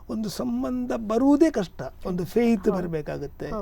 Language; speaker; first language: Kannada; native; Kannada